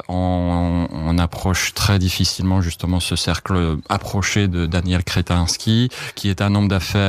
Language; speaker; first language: French; non-native, fluent; Czech